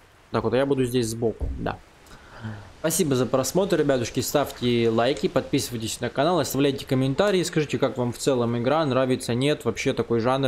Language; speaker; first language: Russian; native; Russian